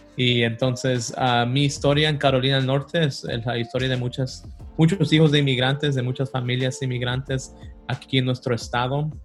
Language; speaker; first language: Spanish; early bilingual, heritage; Spanish